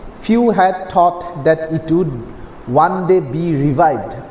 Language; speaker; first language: English; non-native, local second language; Assamese